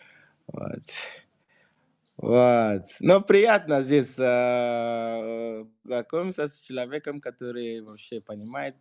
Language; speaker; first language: Russian; non-native, fluent; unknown